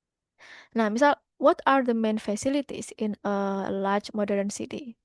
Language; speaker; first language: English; non-native, fluent; Indonesian